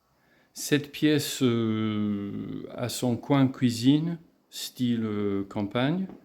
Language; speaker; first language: French; non-native, fluent; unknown